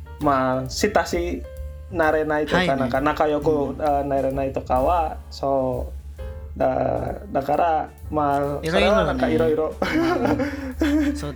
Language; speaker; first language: Japanese; non-native, learner; Indonesian